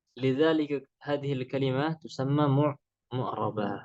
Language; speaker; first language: Arabic; non-native, fluent; Indonesian